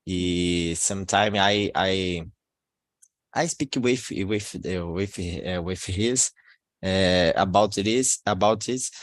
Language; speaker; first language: English; non-native, learner; Portuguese